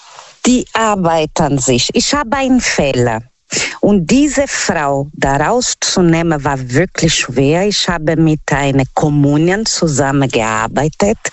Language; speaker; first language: German; non-native, learner; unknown